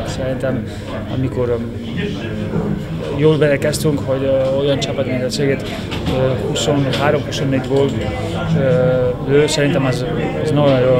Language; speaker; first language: Hungarian; non-native, learner; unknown